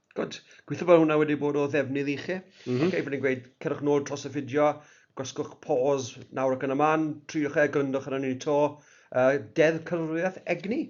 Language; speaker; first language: Welsh; native; Welsh